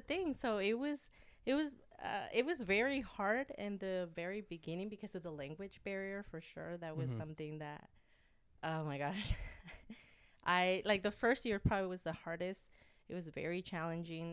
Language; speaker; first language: English; non-native, fluent; Spanish